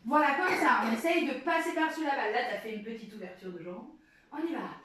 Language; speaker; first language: French; native; French